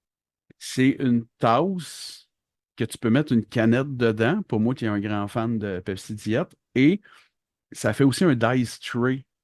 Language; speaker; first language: French; native; French